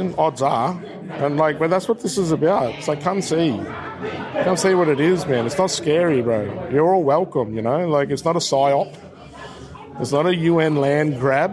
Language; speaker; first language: English; native; English